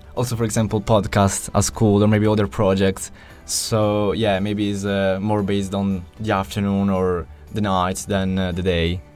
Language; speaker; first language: English; non-native, fluent; Italian